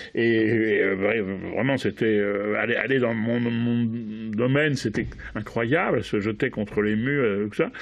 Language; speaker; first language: French; native; French